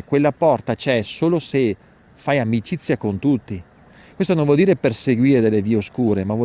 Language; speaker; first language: Italian; native; Italian